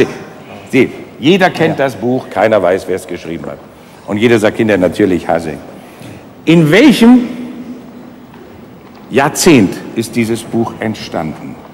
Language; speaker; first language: German; native; German